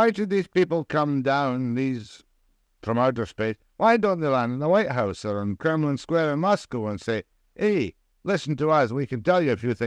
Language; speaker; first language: English; native; English